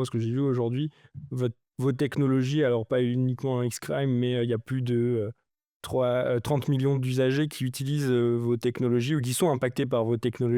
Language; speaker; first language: French; native; French